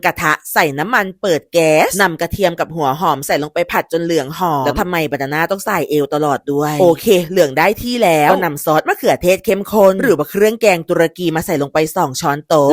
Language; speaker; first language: Thai; native; Thai